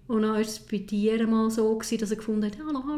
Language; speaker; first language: German; native; German